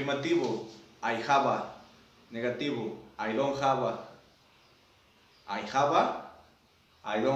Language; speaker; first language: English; non-native, fluent; Spanish